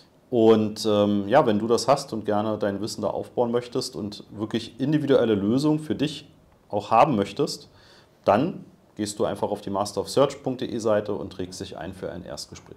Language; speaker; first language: German; native; German